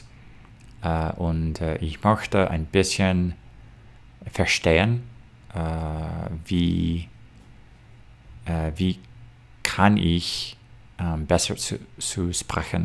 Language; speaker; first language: German; non-native, learner; English